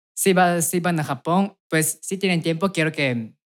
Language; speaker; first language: Spanish; non-native, fluent; Japanese